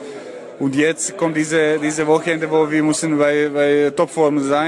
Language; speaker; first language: German; non-native, learner; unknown